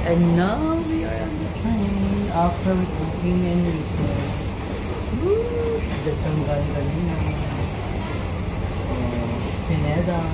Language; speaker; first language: English; non-native, learner; Filipino